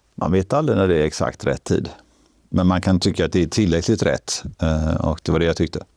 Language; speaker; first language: Swedish; native; Swedish